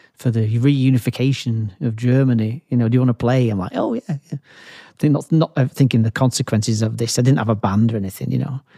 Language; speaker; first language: English; native; English